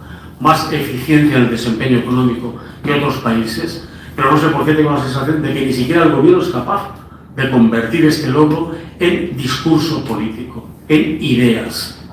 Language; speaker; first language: Spanish; native; Spanish